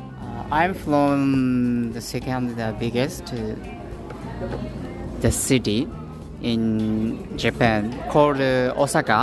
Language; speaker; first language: English; non-native, learner; Japanese